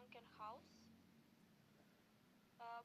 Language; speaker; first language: German; non-native, learner; Macedonian